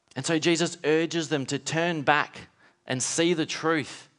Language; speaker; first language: English; native; English